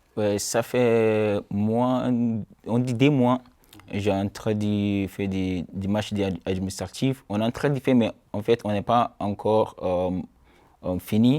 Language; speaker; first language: French; non-native, learner; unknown